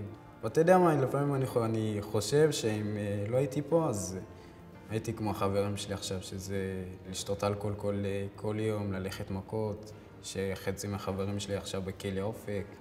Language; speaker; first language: Hebrew; native; Hebrew